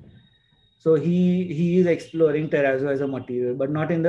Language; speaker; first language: English; non-native, local second language; Gujarati